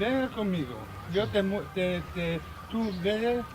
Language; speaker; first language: Spanish; non-native, learner; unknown